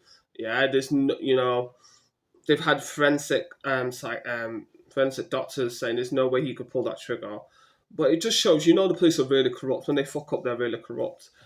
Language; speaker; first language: English; native; English